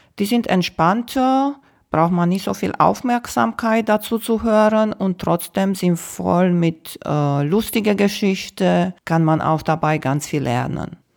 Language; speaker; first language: German; non-native, fluent; Romanian